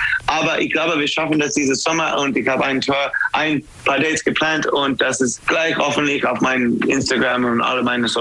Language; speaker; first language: German; non-native, fluent; English